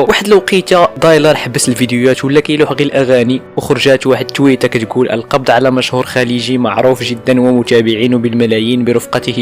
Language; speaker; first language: Arabic; native; Arabic